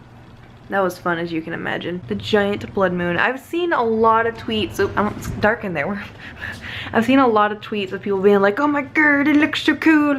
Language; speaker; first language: English; native; English